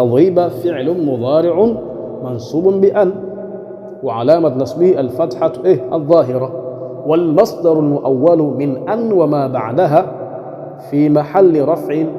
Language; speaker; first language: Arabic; non-native, fluent; Swahili